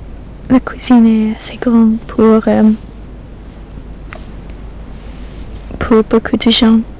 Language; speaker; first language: French; non-native, learner; English